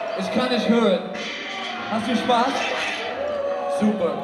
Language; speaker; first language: German; non-native, learner; English